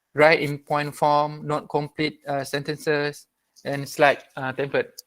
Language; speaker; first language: English; non-native, local second language; Malay